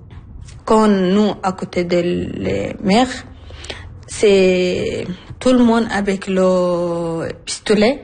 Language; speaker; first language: French; non-native, learner; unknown